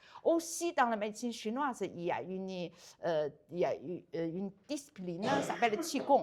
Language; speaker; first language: French; non-native, learner; Chinese